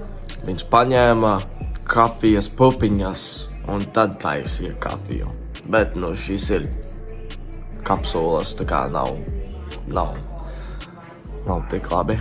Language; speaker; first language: Latvian; early bilingual, heritage; English